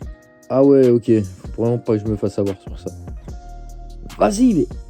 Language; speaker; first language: French; native; French